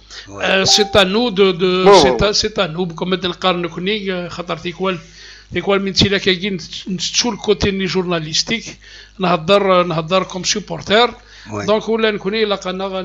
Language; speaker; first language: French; non-native, local second language; Kabyle